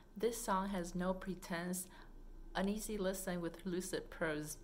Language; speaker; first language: English; non-native, fluent; Vietnamese